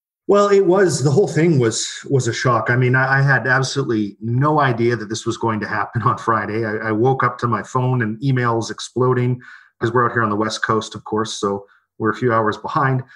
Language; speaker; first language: English; native; English